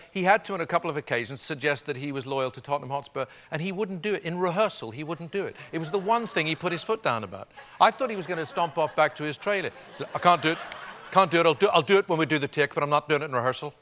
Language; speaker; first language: English; native; English